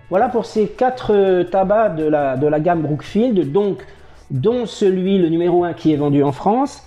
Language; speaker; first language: French; native; French